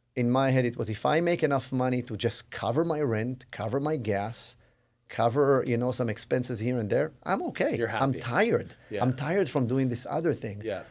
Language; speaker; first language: English; non-native, fluent; Hebrew